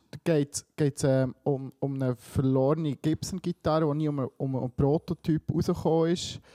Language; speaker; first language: German; early bilingual, other home language; Swiss German